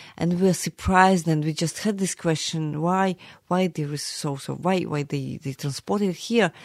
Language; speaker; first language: English; non-native, fluent; Ukrainian